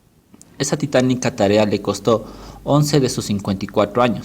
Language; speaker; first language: Spanish; native; Spanish